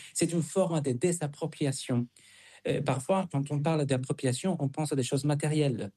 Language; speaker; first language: French; non-native, fluent; Spanish